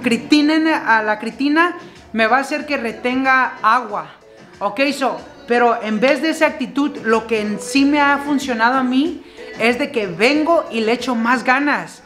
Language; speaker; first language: Spanish; native; Spanish